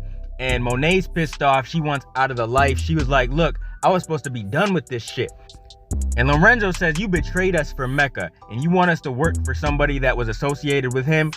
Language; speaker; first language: English; native; English